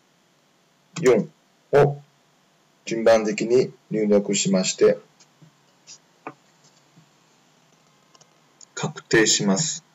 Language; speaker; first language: Japanese; non-native, fluent; Chinese